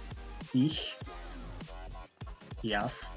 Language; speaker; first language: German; non-native, fluent; Macedonian